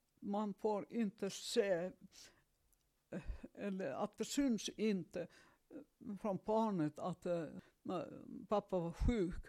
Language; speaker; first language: Swedish; non-native, fluent; Finnish